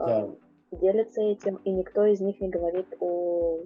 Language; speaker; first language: Russian; non-native, learner; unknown